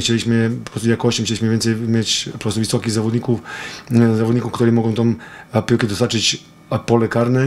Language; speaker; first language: Polish; non-native, fluent; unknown